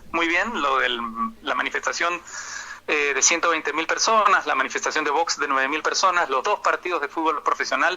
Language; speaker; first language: Spanish; native; Spanish